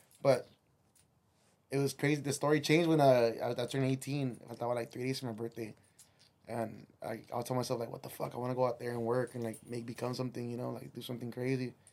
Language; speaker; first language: English; early bilingual, other home language; Spanish